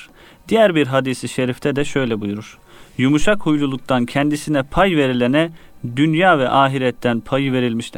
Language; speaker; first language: Turkish; native; Turkish